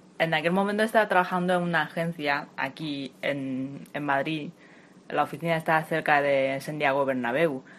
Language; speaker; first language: Spanish; non-native, fluent; Chinese